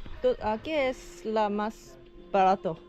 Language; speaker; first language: Spanish; non-native, learner; Korean